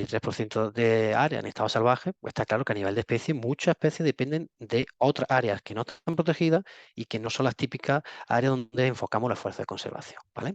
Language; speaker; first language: Spanish; native; Spanish